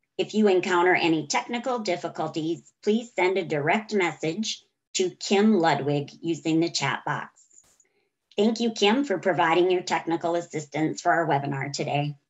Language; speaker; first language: English; native; English